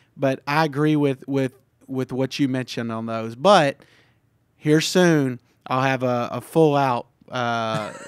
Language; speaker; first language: English; native; English